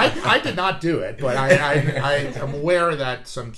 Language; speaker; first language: English; native; English